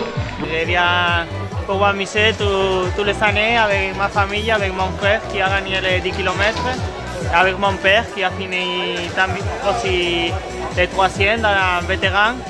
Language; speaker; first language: French; non-native, fluent; Spanish